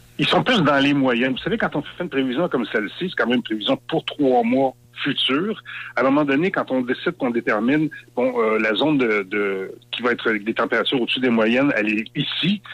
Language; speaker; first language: French; native; French